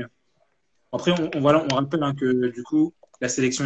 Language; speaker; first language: French; native; French